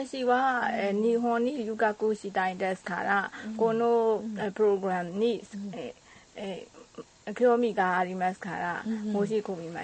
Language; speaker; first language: Japanese; non-native, learner; Burmese